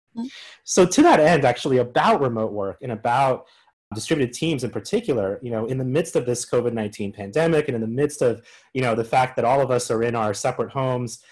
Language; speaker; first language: English; native; English